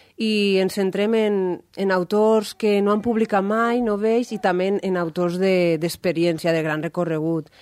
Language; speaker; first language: Catalan; native; Catalan